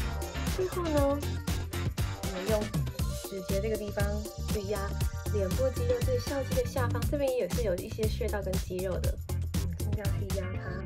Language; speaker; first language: Chinese; native; Chinese